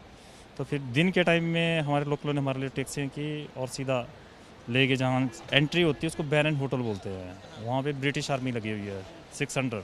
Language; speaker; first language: Hindi; native; Hindi